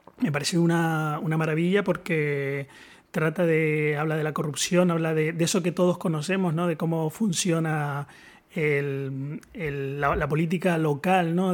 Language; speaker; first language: Spanish; native; Spanish